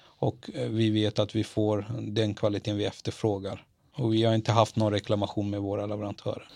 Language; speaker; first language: Swedish; early bilingual, other home language; Arabic